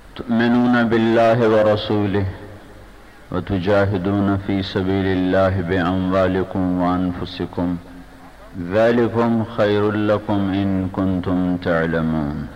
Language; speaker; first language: Urdu; non-native, local second language; Punjabi